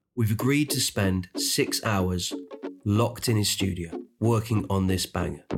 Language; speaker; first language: English; native; English